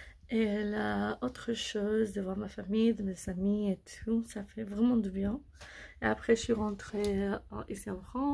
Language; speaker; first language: French; non-native, learner; English